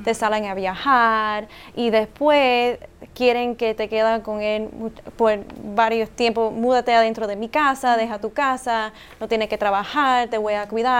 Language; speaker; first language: Spanish; early bilingual, heritage; English